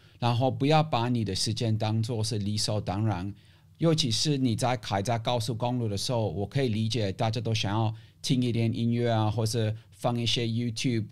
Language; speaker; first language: Chinese; non-native, fluent; English